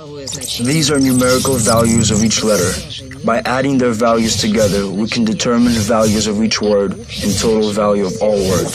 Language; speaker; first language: English; non-native, fluent; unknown